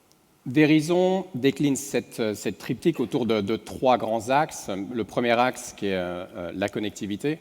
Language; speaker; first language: French; native; French